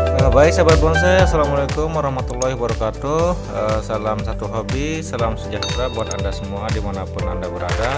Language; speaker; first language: Indonesian; native; Indonesian